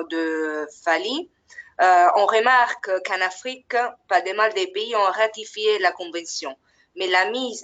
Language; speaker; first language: French; non-native, fluent; Italian